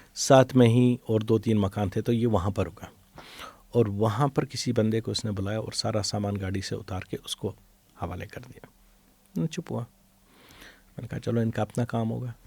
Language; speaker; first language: Urdu; non-native, local second language; Kashmiri